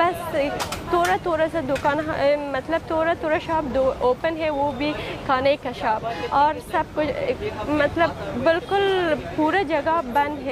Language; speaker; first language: Hindi; non-native, learner; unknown